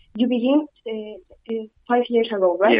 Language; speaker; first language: English; non-native, learner; Spanish